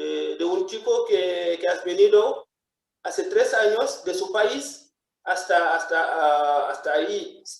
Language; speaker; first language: Spanish; non-native, fluent; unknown